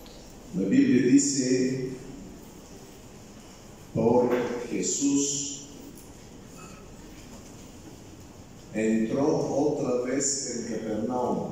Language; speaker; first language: Spanish; non-native, fluent; Bulgarian